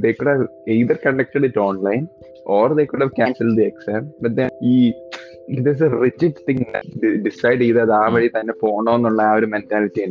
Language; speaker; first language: English; early bilingual, other home language; Malayalam